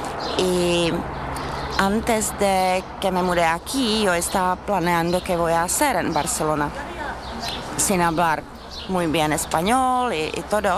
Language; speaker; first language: Spanish; non-native, learner; Czech